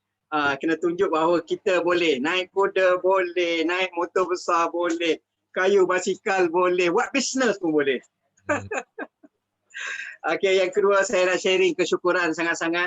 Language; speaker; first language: Malay; native; Malay